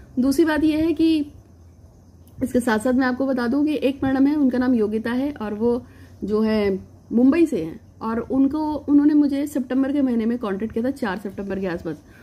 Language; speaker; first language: Hindi; native; Hindi